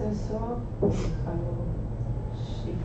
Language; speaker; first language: Korean; non-native, learner; Spanish